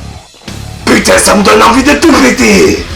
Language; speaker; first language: French; native; French